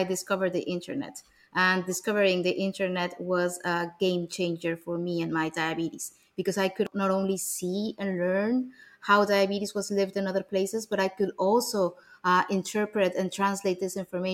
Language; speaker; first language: English; non-native, fluent; Spanish